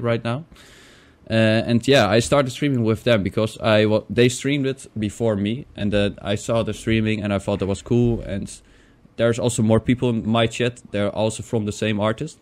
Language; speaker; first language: English; non-native, fluent; Dutch